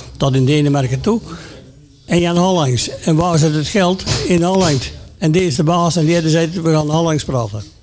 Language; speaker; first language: Dutch; native; Dutch